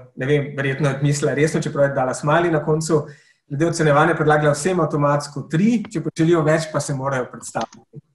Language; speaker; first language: Slovenian; native; Slovenian